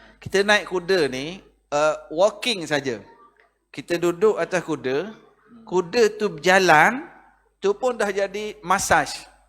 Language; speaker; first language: Malay; native; Malay